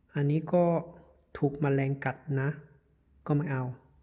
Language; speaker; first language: Thai; non-native, learner; Chinese